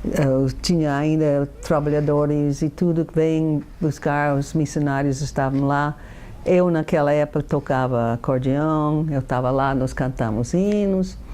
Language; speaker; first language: Portuguese; non-native, fluent; English